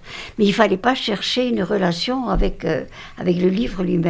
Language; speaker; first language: French; native; French